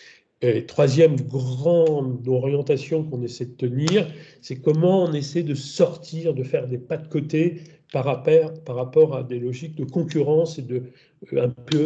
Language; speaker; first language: French; native; French